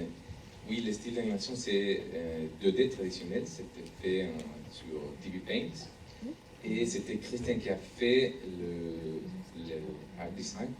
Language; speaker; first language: French; non-native, learner; Spanish